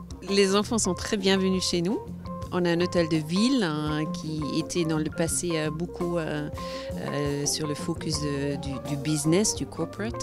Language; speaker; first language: French; non-native, learner; German